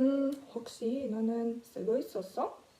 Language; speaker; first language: Korean; non-native, learner; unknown